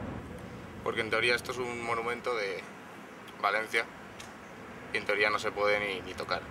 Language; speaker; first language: Spanish; native; Spanish